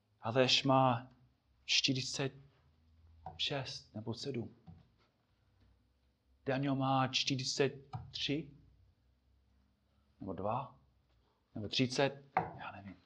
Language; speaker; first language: Czech; non-native, fluent; English